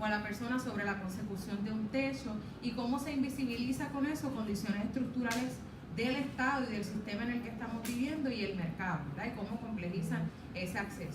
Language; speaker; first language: Spanish; native; Spanish